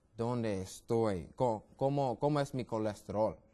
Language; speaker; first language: Spanish; non-native, learner; English